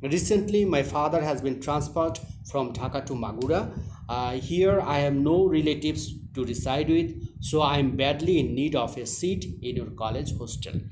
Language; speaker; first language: English; non-native, local second language; Bangla